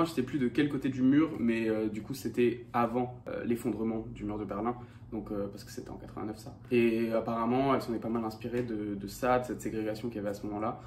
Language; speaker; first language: French; native; French